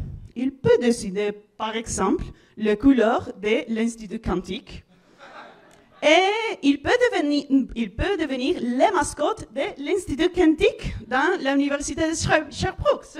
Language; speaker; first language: French; non-native, learner; Spanish